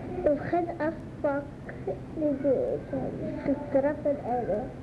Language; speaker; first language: Dutch; early bilingual, other home language; Arabic